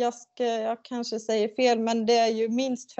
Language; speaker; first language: Swedish; native; Swedish